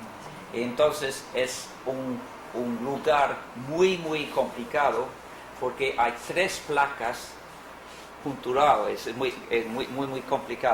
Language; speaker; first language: Spanish; non-native, fluent; English